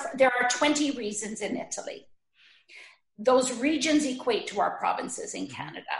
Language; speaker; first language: English; native; English